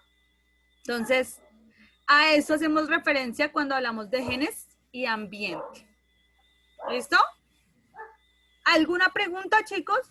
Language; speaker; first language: Spanish; native; Spanish